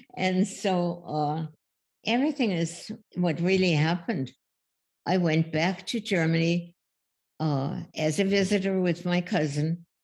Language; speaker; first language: English; early bilingual, other home language; German